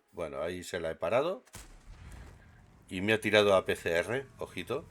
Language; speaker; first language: Spanish; native; Spanish